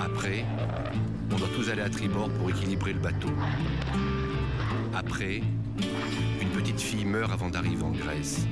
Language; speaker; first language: French; non-native, learner; Arabic